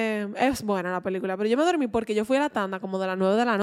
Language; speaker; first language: Spanish; native; Spanish